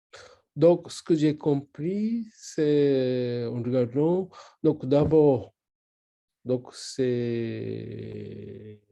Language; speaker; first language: French; non-native, learner; Japanese